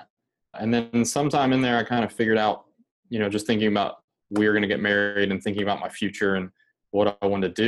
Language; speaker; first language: English; native; English